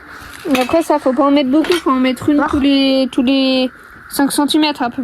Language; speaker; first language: French; native; French